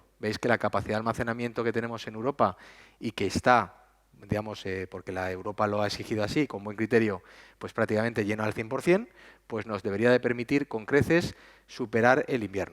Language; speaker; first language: Spanish; native; Spanish